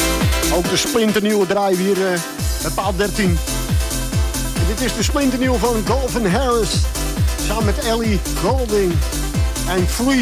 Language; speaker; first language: Dutch; native; Dutch